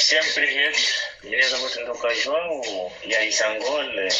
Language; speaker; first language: Russian; non-native, learner; Portuguese